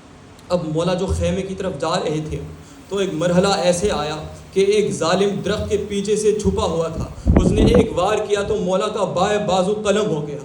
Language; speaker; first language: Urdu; early bilingual, heritage; Urdu